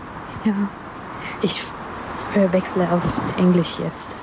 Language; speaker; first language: German; non-native, learner; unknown